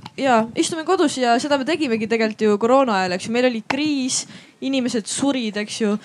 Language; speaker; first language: Estonian; native; Estonian